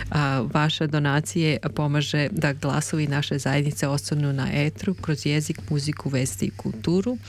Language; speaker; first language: Serbian; native; Serbian